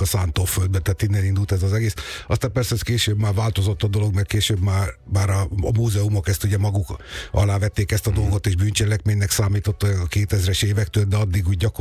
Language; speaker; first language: Hungarian; native; Hungarian